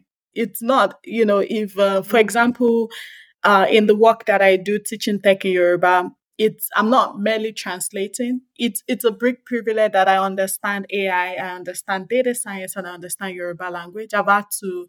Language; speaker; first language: English; non-native, local second language; Yoruba